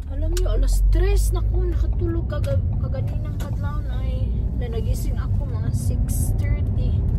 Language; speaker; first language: Filipino; non-native, local second language; Cebuano